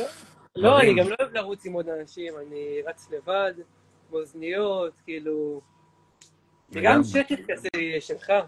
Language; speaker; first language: Hebrew; native; Hebrew